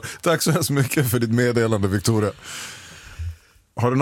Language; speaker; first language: Swedish; native; Swedish